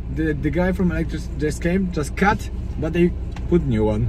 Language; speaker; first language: English; non-native, learner; Polish